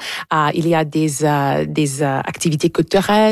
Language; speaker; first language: French; non-native, local second language; English